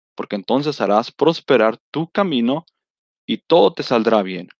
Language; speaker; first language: Spanish; early bilingual, heritage; Spanish